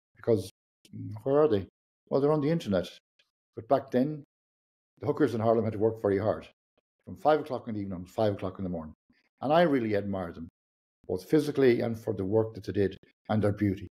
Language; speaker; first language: English; non-native, local second language; Irish